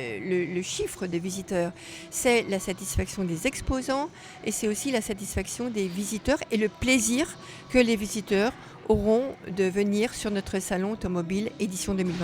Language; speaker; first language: French; native; French